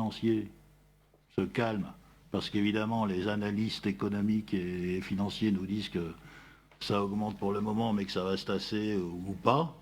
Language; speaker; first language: French; native; French